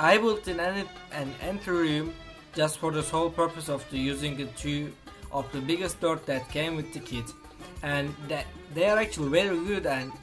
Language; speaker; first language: English; non-native, fluent; Turkish